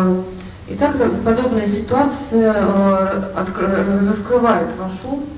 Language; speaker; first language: Russian; native; Russian